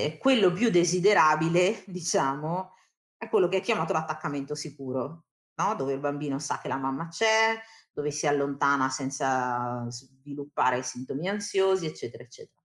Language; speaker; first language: Italian; early bilingual, other home language; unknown